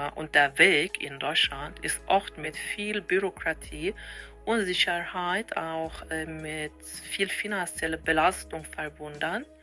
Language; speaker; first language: German; non-native, fluent; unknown